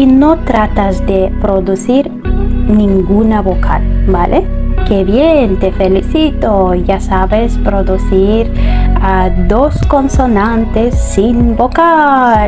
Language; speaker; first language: Spanish; non-native, fluent; Russian